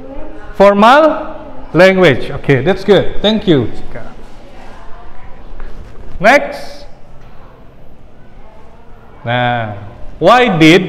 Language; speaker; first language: English; non-native, fluent; Indonesian